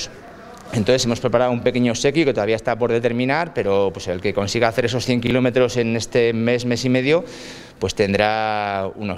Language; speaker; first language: Spanish; native; Spanish